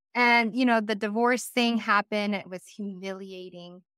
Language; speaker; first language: English; native; English